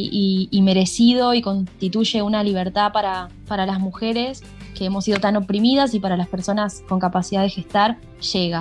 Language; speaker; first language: Spanish; native; Spanish